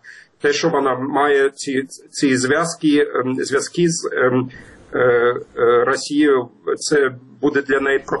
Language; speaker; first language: Ukrainian; non-native, fluent; German